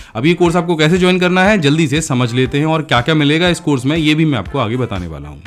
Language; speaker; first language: Hindi; native; Hindi